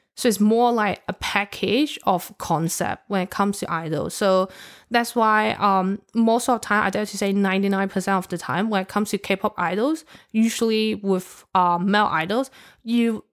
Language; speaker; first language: English; non-native, local second language; Cantonese